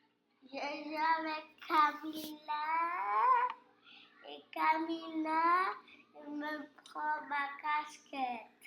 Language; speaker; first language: French; non-native, learner; Portuguese